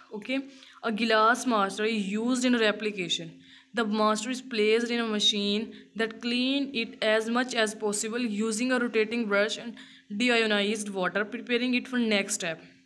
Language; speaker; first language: English; non-native, local second language; Urdu